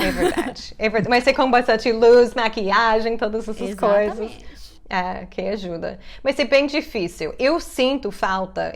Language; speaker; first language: Portuguese; non-native, fluent; English